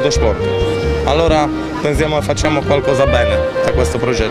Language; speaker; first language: Italian; non-native, learner; Albanian